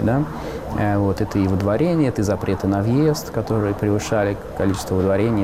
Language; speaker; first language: Russian; native; Russian